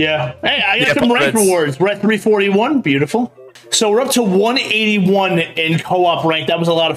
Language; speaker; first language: English; native; English